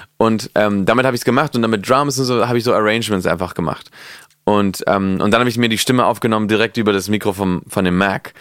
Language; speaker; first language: German; non-native, fluent; Spanish